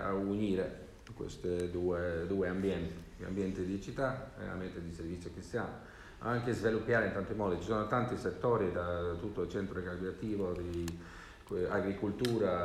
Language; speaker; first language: Italian; non-native, learner; Swedish